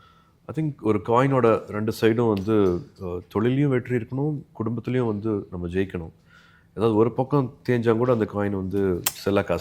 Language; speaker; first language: Tamil; native; Tamil